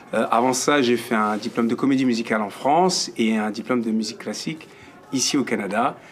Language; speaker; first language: French; native; French